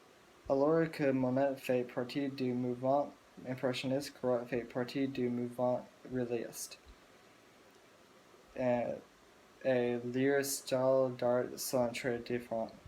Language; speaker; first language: French; non-native, learner; English